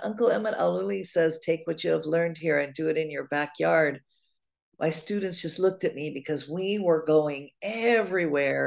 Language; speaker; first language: English; native; English